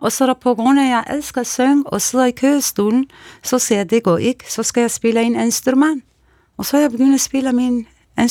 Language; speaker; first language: Danish; non-native, learner; Kurdish